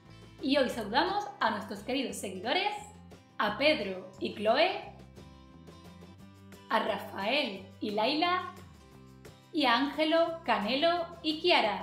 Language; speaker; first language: Spanish; native; Spanish